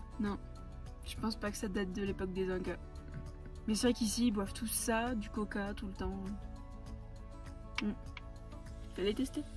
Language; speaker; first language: French; native; French